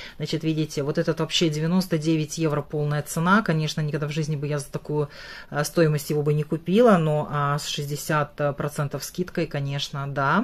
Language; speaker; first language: Russian; native; Russian